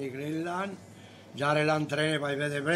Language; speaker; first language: German; non-native, fluent; Spanish